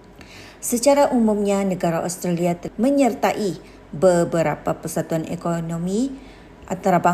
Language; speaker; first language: Malay; native; Malay